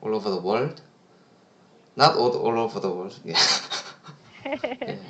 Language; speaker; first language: English; non-native, learner; Korean